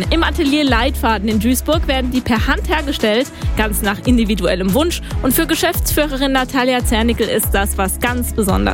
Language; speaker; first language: German; native; German